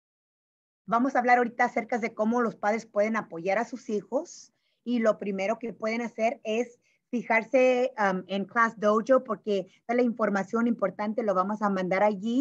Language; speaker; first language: Spanish; early bilingual, heritage; Spanish